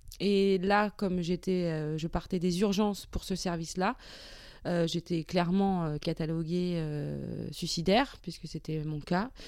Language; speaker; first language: French; native; French